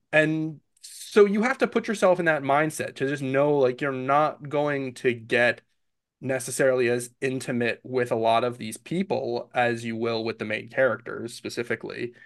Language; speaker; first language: English; native; English